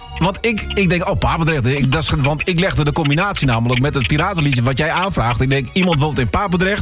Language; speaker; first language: Dutch; native; Dutch